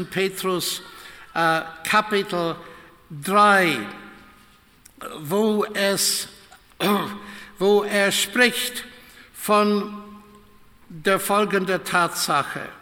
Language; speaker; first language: German; non-native, fluent; English